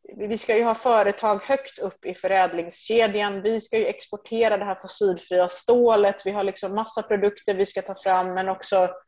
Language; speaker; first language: Swedish; early bilingual, other home language; Persian